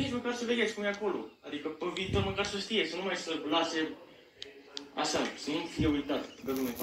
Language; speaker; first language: Romanian; native; Romanian